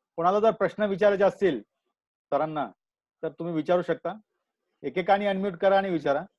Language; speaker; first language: Hindi; non-native, local second language; Marathi